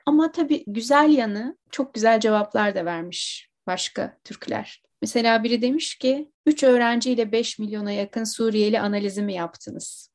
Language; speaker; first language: Turkish; native; Turkish